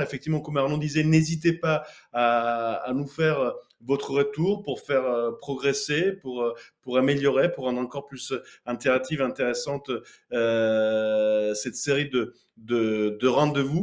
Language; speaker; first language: French; native; French